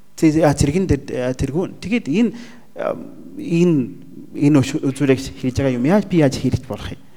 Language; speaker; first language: Mongolian; non-native, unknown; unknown